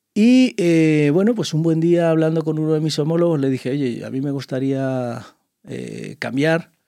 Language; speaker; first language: Spanish; native; Spanish